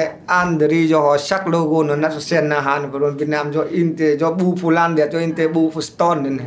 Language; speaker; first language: Swedish; non-native, learner; Vietnamese